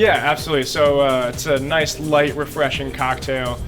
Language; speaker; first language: English; native; English